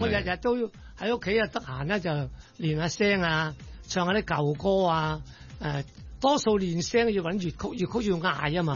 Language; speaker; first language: Cantonese; native; Cantonese